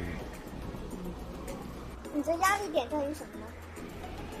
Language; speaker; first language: Chinese; native; Chinese